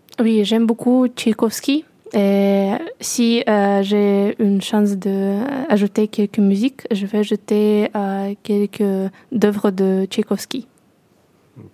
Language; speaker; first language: French; non-native, learner; Russian